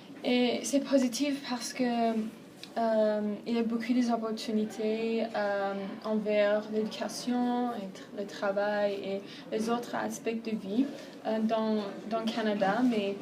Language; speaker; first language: French; non-native, learner; Persian